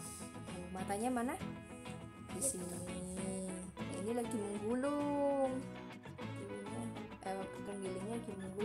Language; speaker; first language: Indonesian; native; Indonesian